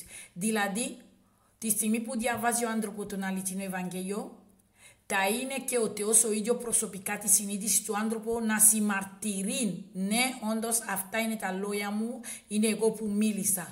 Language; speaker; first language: Greek; non-native, learner; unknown